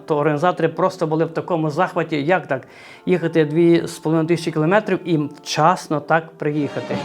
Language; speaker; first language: Ukrainian; native; Ukrainian